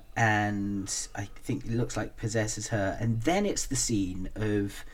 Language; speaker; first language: English; native; English